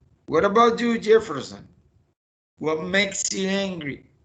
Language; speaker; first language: English; non-native, fluent; Spanish